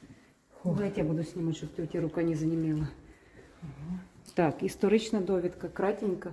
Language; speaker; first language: Russian; native; Russian